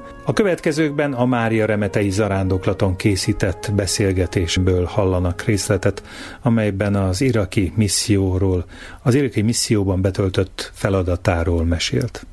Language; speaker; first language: Hungarian; native; Hungarian